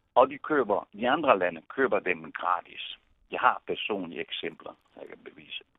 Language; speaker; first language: Danish; non-native, fluent; Italian